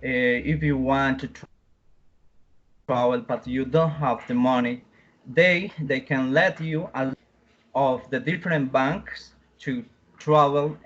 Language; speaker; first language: English; non-native, learner; Spanish